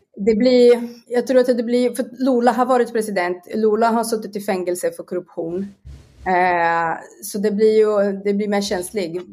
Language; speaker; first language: Swedish; non-native, fluent; Portuguese